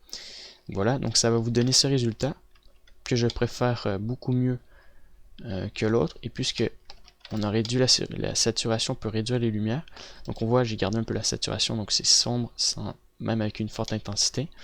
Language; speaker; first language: French; native; French